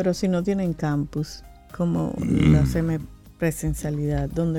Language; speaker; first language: Spanish; native; Spanish